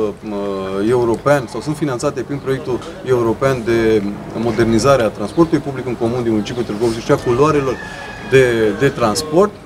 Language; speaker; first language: Romanian; native; Romanian